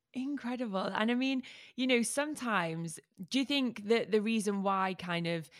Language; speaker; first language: English; native; English